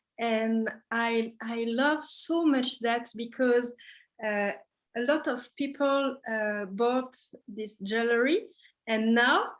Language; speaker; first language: English; non-native, learner; French